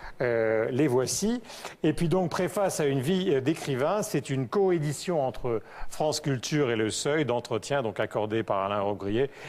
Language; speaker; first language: French; native; French